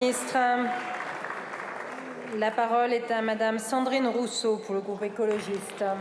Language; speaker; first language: French; native; French